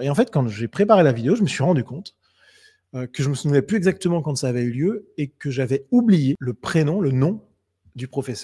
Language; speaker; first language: French; native; French